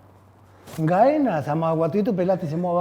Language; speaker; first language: Indonesian; non-native, fluent; Spanish